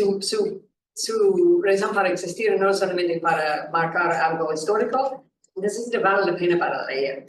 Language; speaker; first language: Spanish; non-native, learner; English